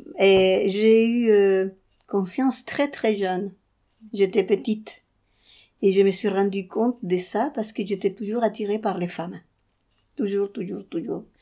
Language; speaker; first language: French; non-native, fluent; Spanish